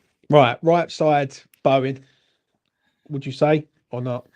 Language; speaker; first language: English; native; English